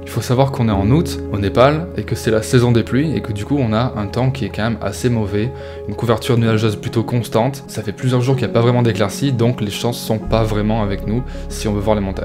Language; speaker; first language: French; native; French